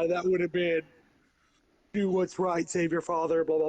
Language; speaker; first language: English; native; English